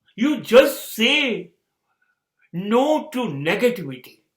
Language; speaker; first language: English; non-native, local second language; Gujarati